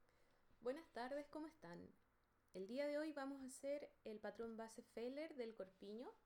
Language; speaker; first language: Spanish; native; Spanish